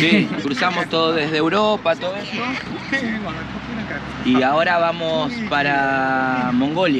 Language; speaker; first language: Spanish; native; Spanish